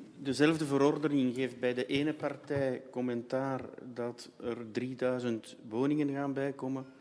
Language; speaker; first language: Dutch; native; Dutch